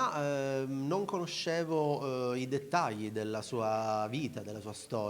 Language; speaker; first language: Italian; native; Italian